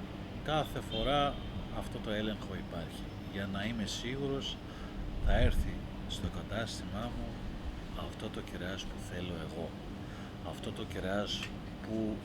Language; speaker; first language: Greek; non-native, learner; Persian